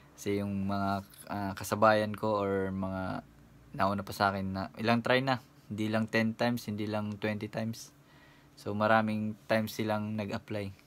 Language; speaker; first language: Filipino; non-native, local second language; Cebuano